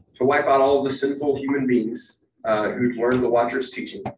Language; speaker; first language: English; native; English